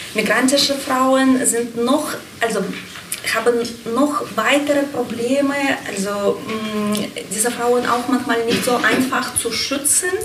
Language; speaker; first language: German; non-native, fluent; Ukrainian